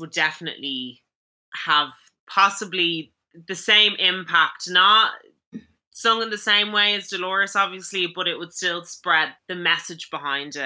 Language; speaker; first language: English; native; English